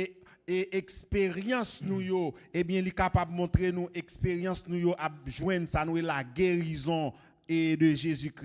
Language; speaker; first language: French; non-native, local second language; Haitian Creole